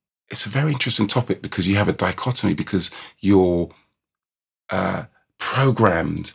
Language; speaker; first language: English; native; English